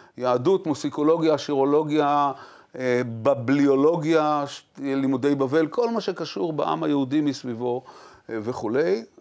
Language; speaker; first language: Hebrew; native; Hebrew